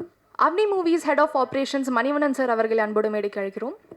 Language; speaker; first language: Tamil; native; Tamil